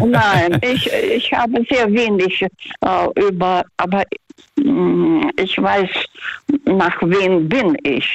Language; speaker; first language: German; non-native, fluent; Russian